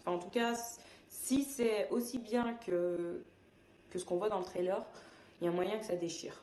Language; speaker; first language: French; native; French